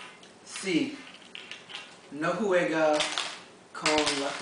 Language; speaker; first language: Spanish; non-native, learner; English